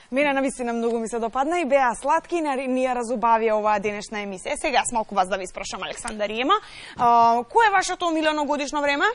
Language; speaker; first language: Macedonian; native; Macedonian